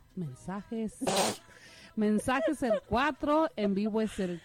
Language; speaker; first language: Spanish; native; Spanish